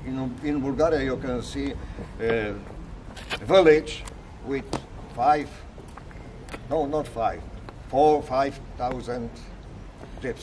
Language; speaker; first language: English; non-native, learner; Polish